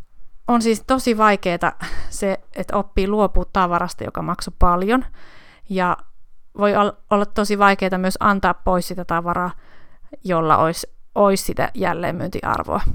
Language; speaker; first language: Finnish; native; Finnish